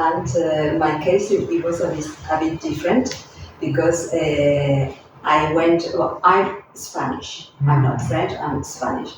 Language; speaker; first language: English; non-native, fluent; Spanish